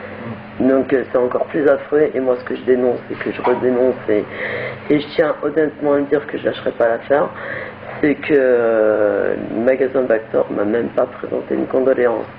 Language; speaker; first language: French; native; French